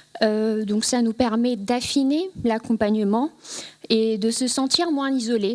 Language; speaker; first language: French; native; French